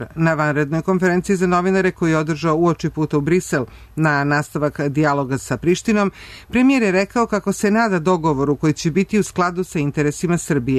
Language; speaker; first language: Serbian; native; Serbian